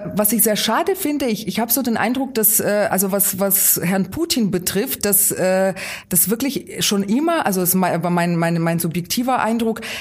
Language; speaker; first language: German; non-native, fluent; Ukrainian